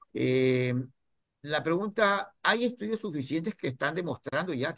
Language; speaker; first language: Spanish; native; Spanish